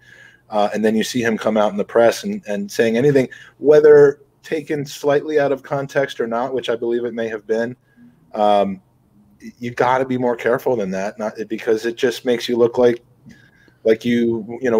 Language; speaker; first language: English; native; English